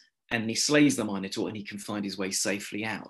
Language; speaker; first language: English; native; English